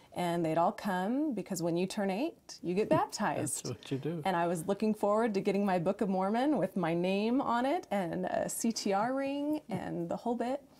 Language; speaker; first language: English; native; English